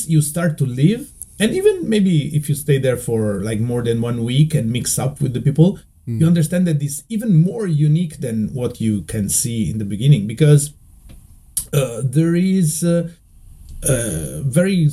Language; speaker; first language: English; non-native, fluent; Italian